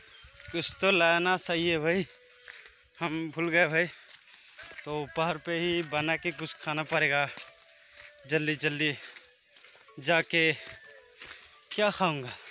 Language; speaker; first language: Hindi; non-native, local second language; Assamese